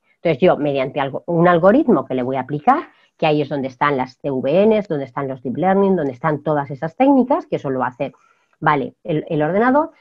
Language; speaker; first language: Spanish; native; Spanish